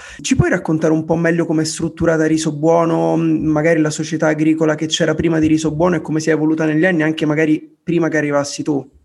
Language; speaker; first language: Italian; native; Italian